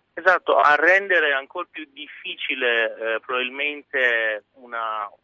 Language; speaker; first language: Italian; non-native, fluent; Persian